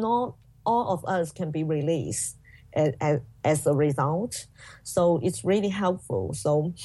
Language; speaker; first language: English; non-native, fluent; Chinese